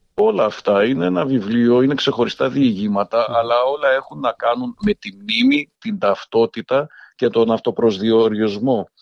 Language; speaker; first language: Greek; early bilingual, heritage; Greek